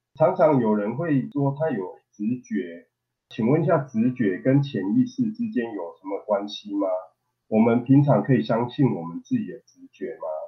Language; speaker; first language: Chinese; native; Chinese